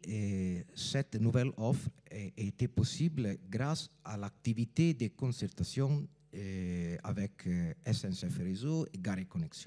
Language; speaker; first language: French; non-native, fluent; Italian